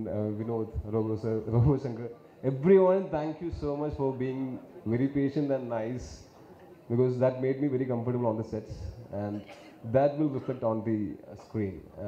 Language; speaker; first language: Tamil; non-native, learner; Malayalam